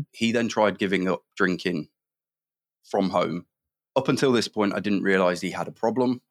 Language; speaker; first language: English; native; English